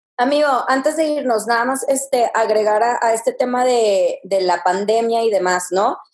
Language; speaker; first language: Spanish; native; Spanish